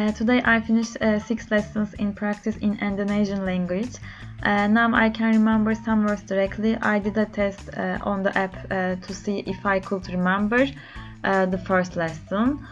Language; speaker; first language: English; non-native, learner; Turkish